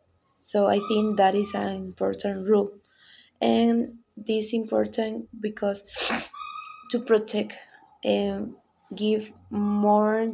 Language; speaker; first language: English; non-native, learner; Spanish